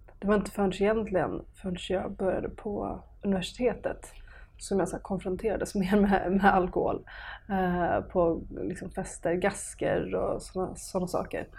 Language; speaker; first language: Swedish; early bilingual, other home language; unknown